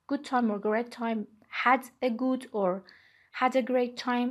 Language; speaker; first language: English; non-native, fluent; Persian